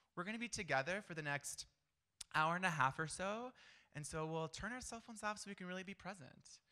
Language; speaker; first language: English; native; English